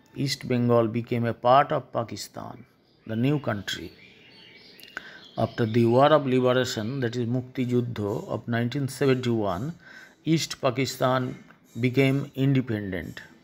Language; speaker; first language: English; non-native, local second language; Bangla